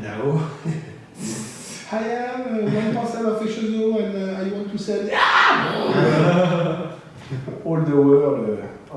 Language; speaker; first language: English; non-native, learner; French